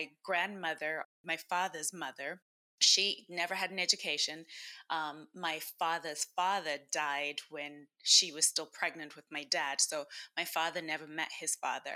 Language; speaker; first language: English; non-native, local second language; Shona